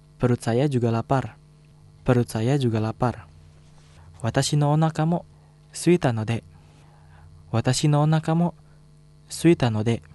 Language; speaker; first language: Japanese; non-native, fluent; Indonesian